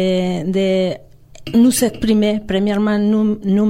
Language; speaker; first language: French; non-native, fluent; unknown